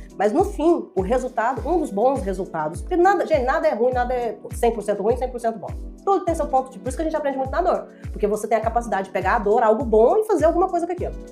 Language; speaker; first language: Portuguese; native; Portuguese